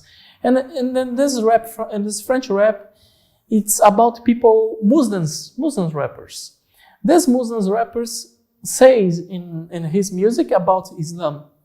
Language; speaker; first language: English; non-native, learner; Portuguese